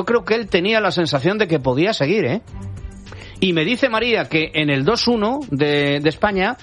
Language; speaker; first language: Spanish; native; Spanish